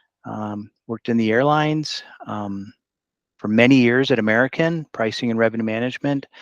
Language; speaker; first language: English; native; English